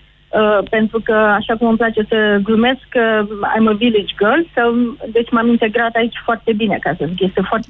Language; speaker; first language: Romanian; native; Romanian